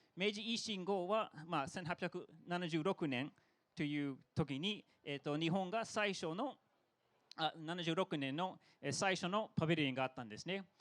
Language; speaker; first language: Japanese; non-native, fluent; English